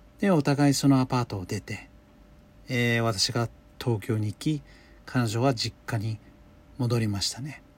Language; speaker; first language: Japanese; non-native, fluent; English